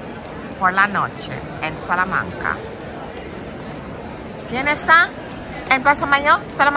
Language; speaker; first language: Spanish; non-native, learner; English